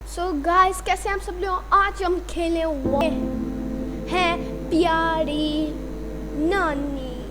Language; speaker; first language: Urdu; native; Urdu